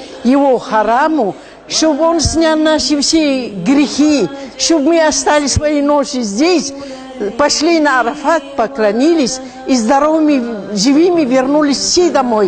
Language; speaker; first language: Russian; non-native, local second language; Kumyk